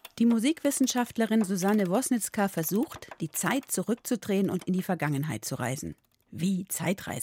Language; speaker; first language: German; native; German